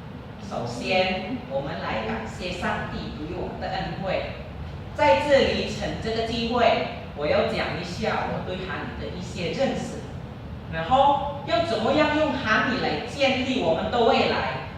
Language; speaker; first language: Chinese; non-native, learner; Indonesian